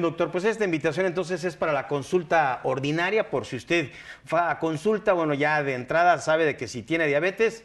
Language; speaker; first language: Spanish; native; Spanish